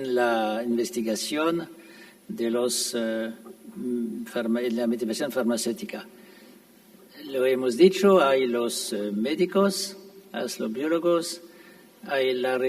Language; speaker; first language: Spanish; non-native, fluent; French